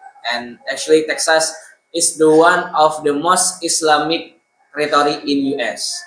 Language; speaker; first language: English; non-native, learner; Indonesian